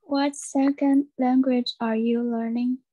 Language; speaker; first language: English; non-native, learner; Chinese